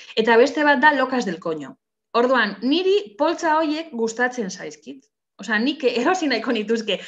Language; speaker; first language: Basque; non-native, local second language; Spanish